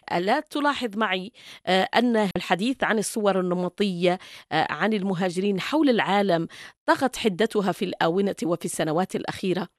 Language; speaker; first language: Arabic; native; Arabic